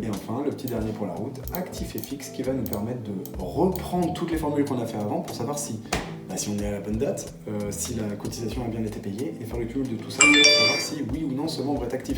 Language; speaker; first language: French; native; French